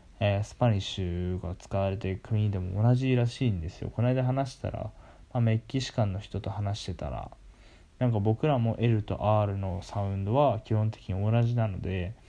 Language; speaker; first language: Japanese; native; Japanese